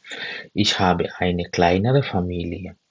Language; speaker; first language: German; non-native, learner; Bangla